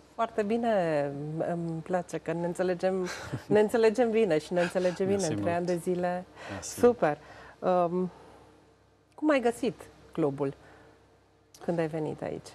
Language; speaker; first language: Romanian; native; Romanian